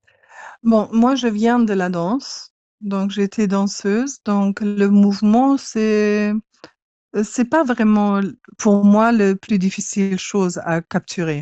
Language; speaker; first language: French; non-native, learner; English